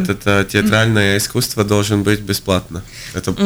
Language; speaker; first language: Russian; non-native, local second language; Latvian